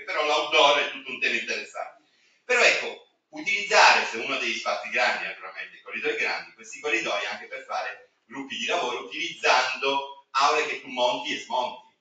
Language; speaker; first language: Italian; native; Italian